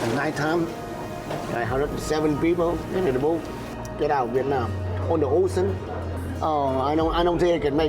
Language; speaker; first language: English; non-native, learner; Vietnamese